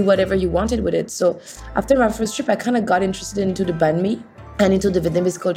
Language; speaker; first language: English; non-native, fluent; French